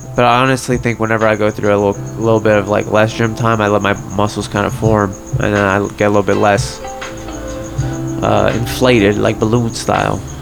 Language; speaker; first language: English; early bilingual, other home language; Polish